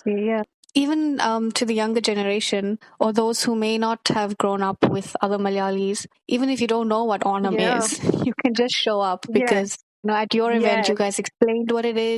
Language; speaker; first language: English; early bilingual, other home language; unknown